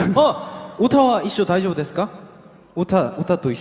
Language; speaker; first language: Japanese; non-native, learner; Korean